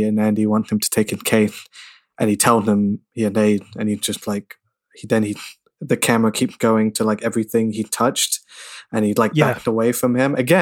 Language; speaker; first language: English; native; English